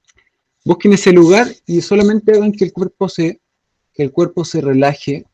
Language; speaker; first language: Spanish; native; Spanish